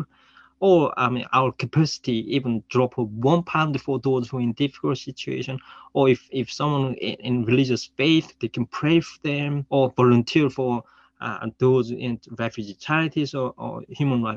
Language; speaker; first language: English; non-native, fluent; Korean